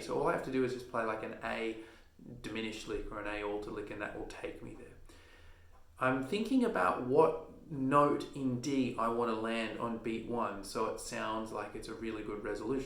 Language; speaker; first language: English; native; English